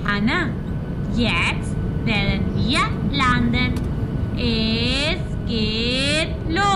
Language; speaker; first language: German; non-native, fluent; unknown